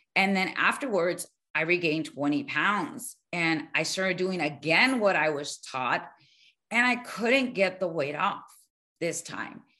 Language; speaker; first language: English; early bilingual, other home language; Spanish